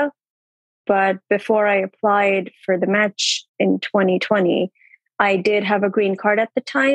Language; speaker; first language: English; non-native, local second language; Urdu